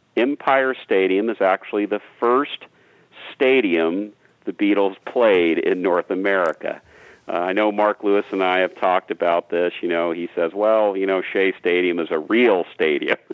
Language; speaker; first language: English; native; English